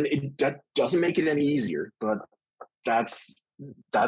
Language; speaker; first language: English; non-native, fluent; Dutch